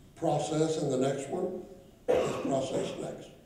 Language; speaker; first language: English; non-native, fluent; Spanish